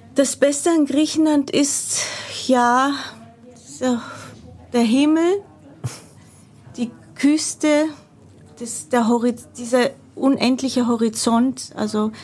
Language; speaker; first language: German; non-native, fluent; Greek